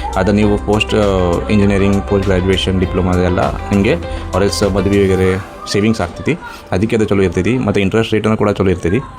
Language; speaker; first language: Kannada; early bilingual, heritage; Kannada